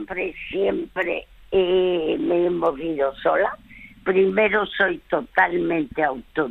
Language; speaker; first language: Spanish; early bilingual, other home language; French